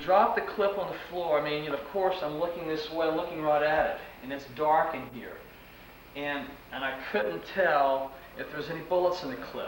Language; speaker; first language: English; native; English